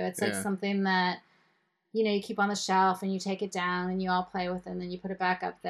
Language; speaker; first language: English; native; English